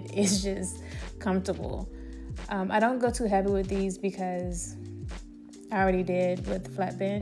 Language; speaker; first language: English; native; English